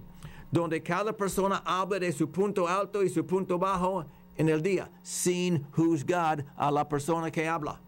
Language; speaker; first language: Spanish; non-native, fluent; English